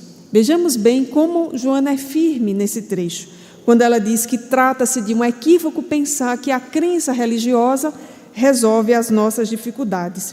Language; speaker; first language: Portuguese; native; Portuguese